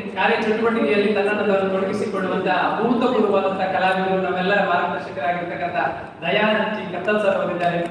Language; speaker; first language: Kannada; native; Kannada